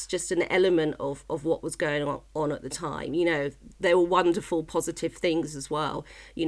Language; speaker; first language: English; native; English